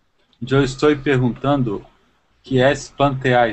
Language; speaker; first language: Spanish; non-native, learner; Portuguese